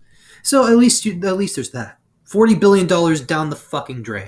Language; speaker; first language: English; native; English